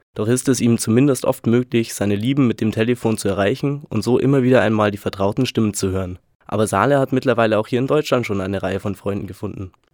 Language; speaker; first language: German; native; German